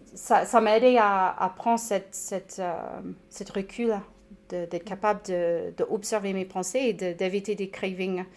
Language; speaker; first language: French; non-native, fluent; English